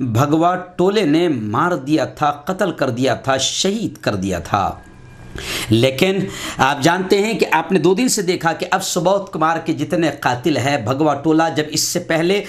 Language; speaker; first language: Urdu; native; Urdu